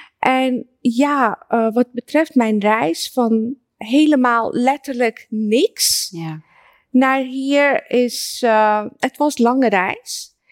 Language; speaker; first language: Dutch; early bilingual, other home language; Persian